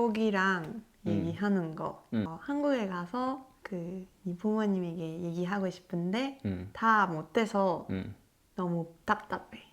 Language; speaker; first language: Korean; non-native, learner; French